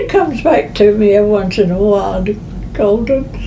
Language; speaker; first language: English; native; English